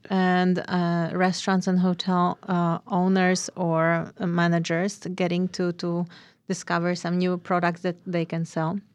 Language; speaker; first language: English; non-native, fluent; Polish